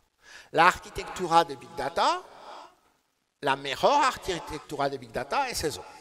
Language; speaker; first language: Spanish; non-native, learner; French